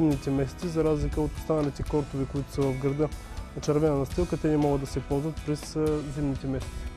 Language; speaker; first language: Bulgarian; native; Bulgarian